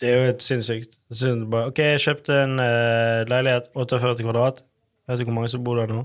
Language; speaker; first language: Norwegian; native; Norwegian